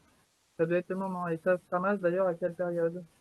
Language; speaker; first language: French; native; French